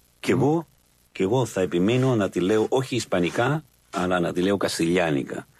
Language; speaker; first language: Greek; non-native, fluent; Spanish